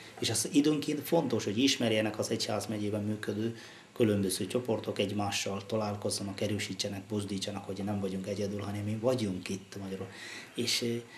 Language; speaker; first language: Hungarian; non-native, fluent; Malayalam